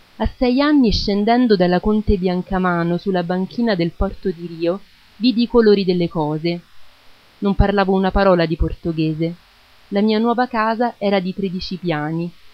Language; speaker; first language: Italian; early bilingual, other home language; German